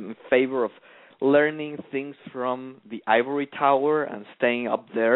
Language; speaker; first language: English; non-native, fluent; Spanish